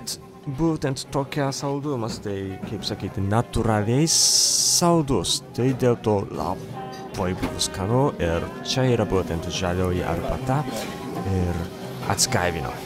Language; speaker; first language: Lithuanian; non-native, fluent; Japanese